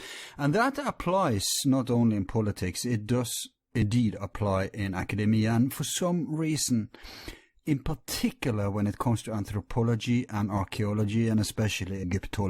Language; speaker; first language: English; non-native, fluent; Norwegian